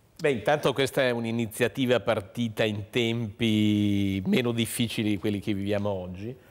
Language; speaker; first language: Italian; native; Italian